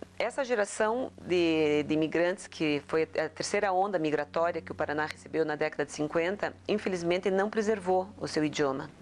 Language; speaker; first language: Portuguese; early bilingual, other home language; Spanish